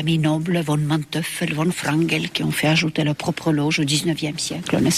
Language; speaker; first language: French; non-native, fluent; Estonian